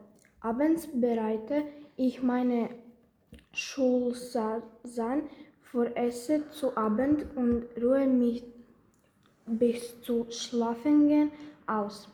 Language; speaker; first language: German; non-native, learner; Greek